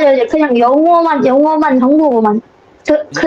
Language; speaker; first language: Korean; non-native, learner; Indonesian